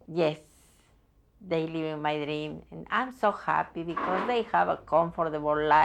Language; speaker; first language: English; non-native, learner; Spanish